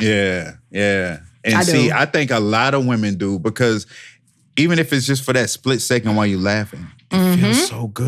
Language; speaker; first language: English; native; English